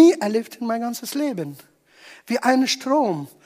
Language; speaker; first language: German; non-native, learner; Arabic